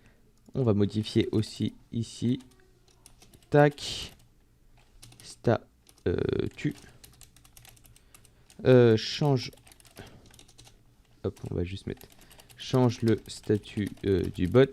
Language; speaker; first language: French; native; French